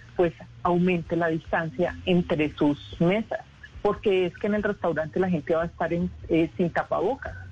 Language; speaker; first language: Spanish; native; Spanish